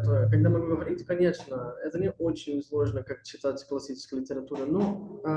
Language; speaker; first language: Russian; non-native, learner; Portuguese